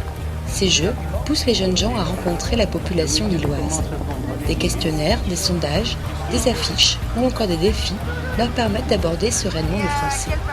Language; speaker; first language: French; native; French